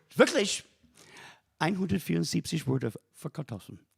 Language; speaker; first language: German; non-native, fluent; English